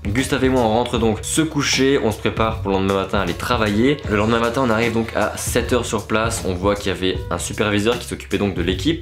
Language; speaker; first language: French; native; French